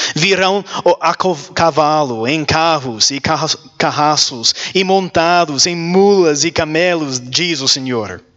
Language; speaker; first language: Portuguese; non-native, learner; English